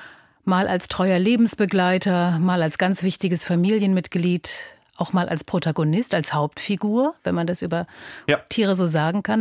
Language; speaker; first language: German; native; German